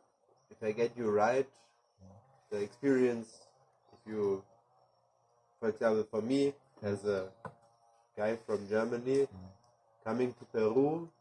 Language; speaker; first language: English; non-native, fluent; German